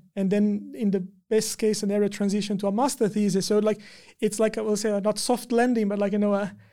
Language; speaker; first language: English; non-native, fluent; Portuguese